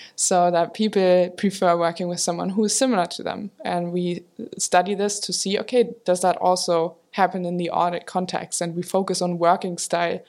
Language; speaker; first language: English; non-native, fluent; German